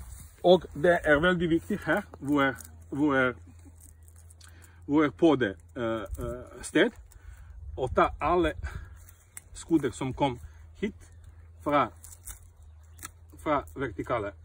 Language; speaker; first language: Norwegian; non-native, fluent; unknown